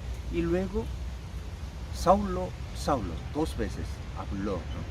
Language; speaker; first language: Spanish; non-native, learner; Korean